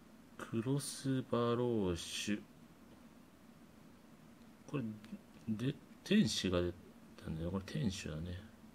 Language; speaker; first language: Japanese; native; Japanese